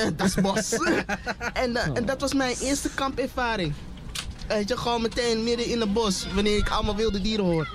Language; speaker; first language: Dutch; native; Dutch